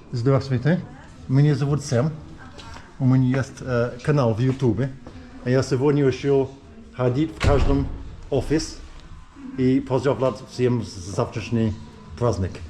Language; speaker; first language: Russian; non-native, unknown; English